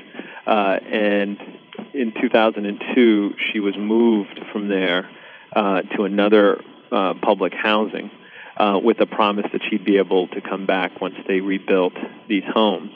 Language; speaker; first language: English; early bilingual, other home language; Sinhala